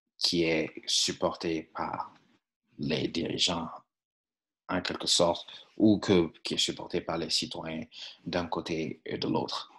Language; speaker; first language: French; non-native, fluent; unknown